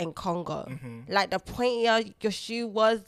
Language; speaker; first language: English; non-native, local second language; Lingala